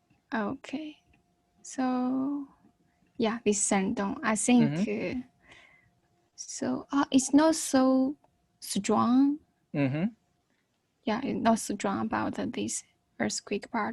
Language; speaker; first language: English; non-native, learner; Chinese